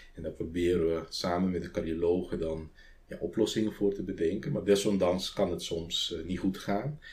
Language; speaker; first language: Dutch; non-native, local second language; Papiamento